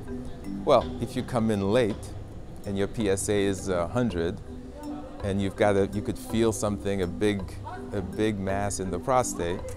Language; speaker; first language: English; native; English